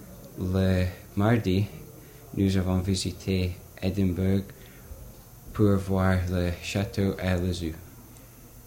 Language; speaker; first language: French; non-native, learner; English